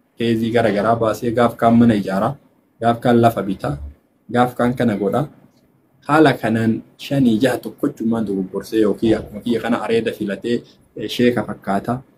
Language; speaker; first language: Oromo; native; Oromo